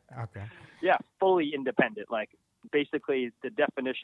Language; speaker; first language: English; native; English